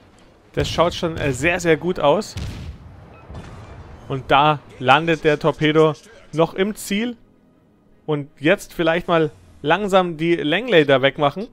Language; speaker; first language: German; native; German